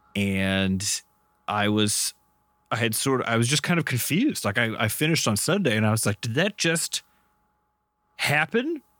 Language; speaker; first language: English; native; English